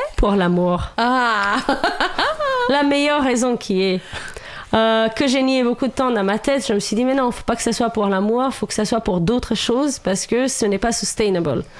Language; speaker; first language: French; non-native, fluent; Romanian